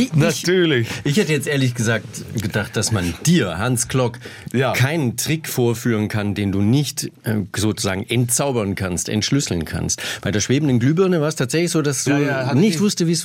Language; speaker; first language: German; native; German